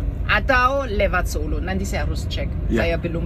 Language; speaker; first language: Indonesian; non-native, fluent; German